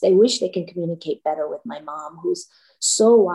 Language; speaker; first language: English; non-native, fluent; Korean